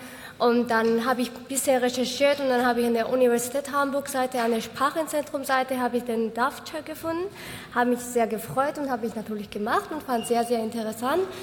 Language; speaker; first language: German; non-native, fluent; Georgian